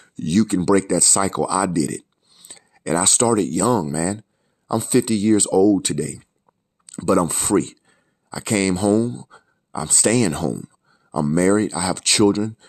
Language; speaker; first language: English; native; English